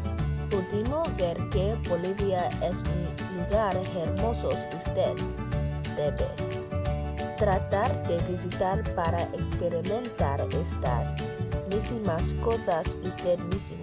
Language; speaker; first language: Spanish; non-native, learner; English